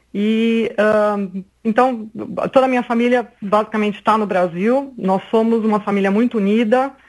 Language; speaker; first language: Portuguese; native; Portuguese